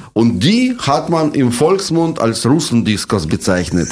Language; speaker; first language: German; non-native, fluent; Russian